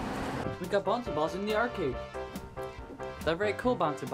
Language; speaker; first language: English; native; English